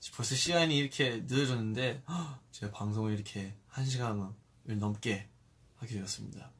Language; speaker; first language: Korean; early bilingual, heritage; Korean